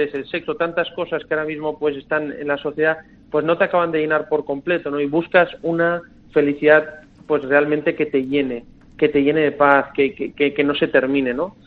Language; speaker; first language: Spanish; native; Spanish